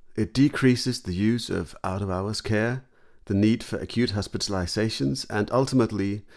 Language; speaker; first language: English; non-native, fluent; Danish